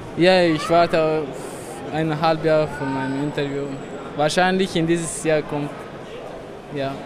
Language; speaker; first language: German; non-native, learner; Persian